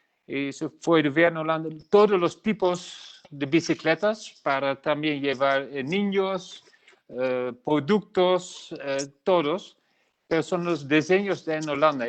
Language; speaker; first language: Spanish; non-native, learner; Dutch